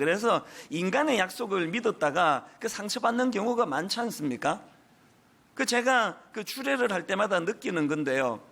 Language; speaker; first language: Korean; native; Korean